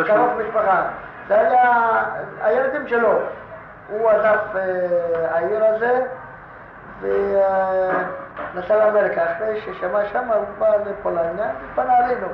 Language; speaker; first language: Hebrew; non-native, fluent; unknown